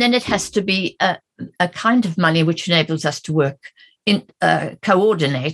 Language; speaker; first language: English; native; English